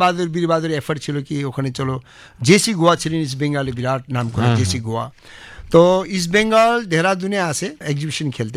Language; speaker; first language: Bangla; non-native, local second language; Nepali